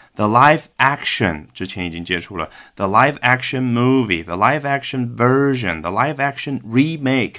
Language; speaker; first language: English; non-native, fluent; Chinese